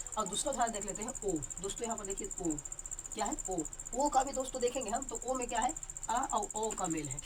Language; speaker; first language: Hindi; native; Hindi